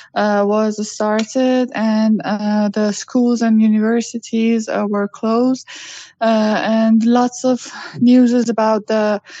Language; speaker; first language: English; non-native, learner; Persian